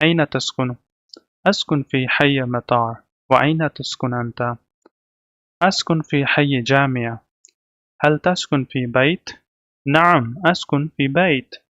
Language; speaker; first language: Arabic; non-native, learner; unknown